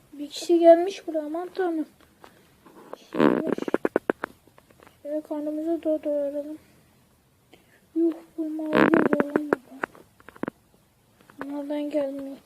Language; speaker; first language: Turkish; native; Turkish